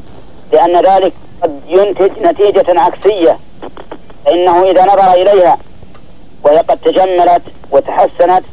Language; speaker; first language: Arabic; native; Arabic